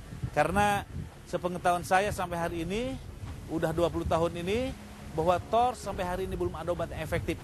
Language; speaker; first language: Indonesian; native; Indonesian